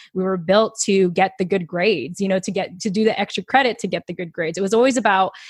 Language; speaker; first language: English; early bilingual, other home language; Filipino